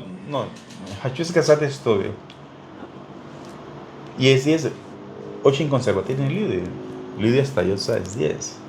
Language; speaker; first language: Russian; non-native, fluent; Spanish